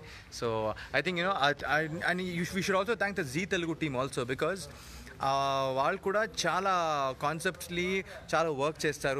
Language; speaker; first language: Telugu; non-native, learner; Arabic